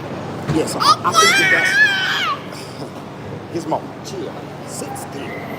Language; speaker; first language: English; native; English